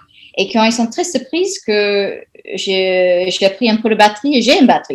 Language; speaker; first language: French; non-native, fluent; English